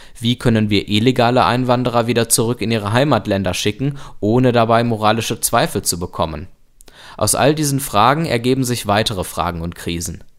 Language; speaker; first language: German; native; German